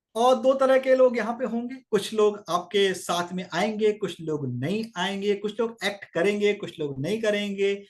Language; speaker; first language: Hindi; native; Hindi